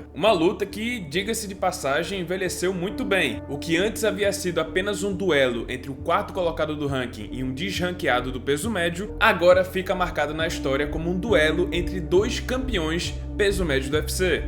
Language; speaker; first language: Portuguese; native; Portuguese